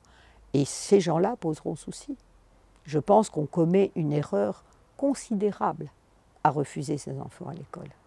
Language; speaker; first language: French; native; French